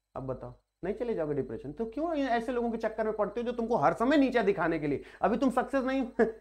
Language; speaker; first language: Hindi; native; Hindi